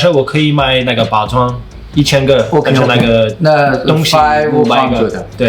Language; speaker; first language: Chinese; non-native, fluent; French